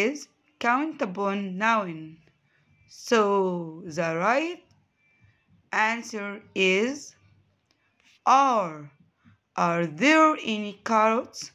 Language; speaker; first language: English; non-native, fluent; Arabic